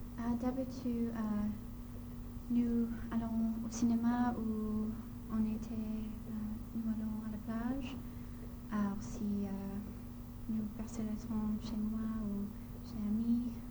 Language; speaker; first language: French; non-native, learner; English